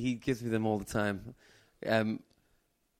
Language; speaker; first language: English; native; English